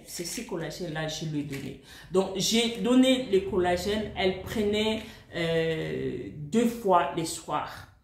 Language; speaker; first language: French; non-native, local second language; Swahili